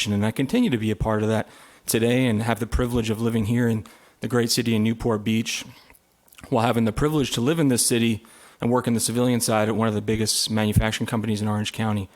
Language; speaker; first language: English; native; English